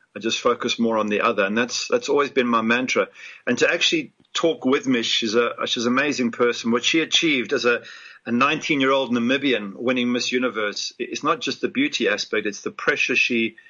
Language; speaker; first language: English; native; English